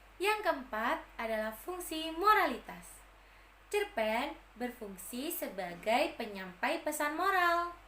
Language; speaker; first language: Indonesian; native; Indonesian